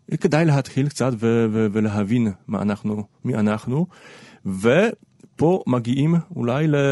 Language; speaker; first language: Hebrew; non-native, fluent; Polish